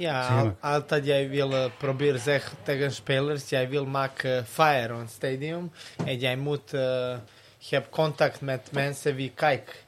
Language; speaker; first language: Dutch; non-native, learner; Serbian